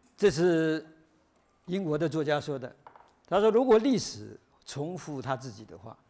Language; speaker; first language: Chinese; native; Chinese